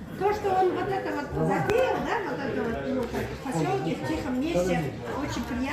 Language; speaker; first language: Russian; non-native, local second language; Kazakh